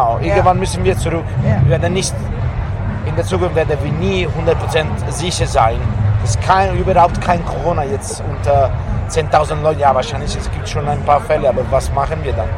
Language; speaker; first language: German; non-native, fluent; Italian